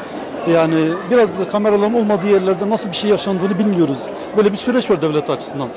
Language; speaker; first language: Turkish; native; Turkish